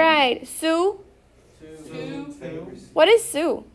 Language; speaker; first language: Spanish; non-native, fluent; English